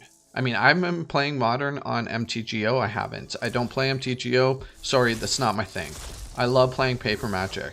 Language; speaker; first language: English; native; English